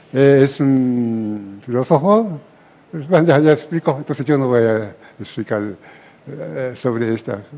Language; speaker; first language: Spanish; non-native, fluent; Japanese